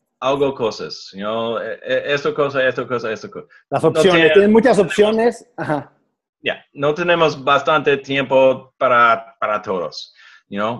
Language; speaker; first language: Spanish; non-native, learner; English